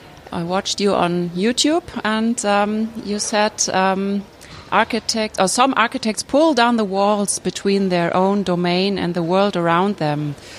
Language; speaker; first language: English; non-native, fluent; German